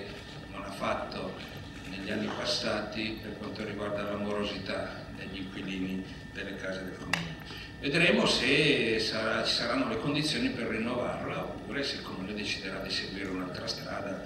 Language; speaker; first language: Italian; native; Italian